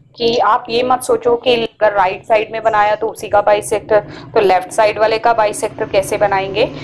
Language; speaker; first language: Hindi; native; Hindi